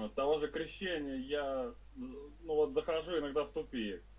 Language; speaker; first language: Russian; native; Russian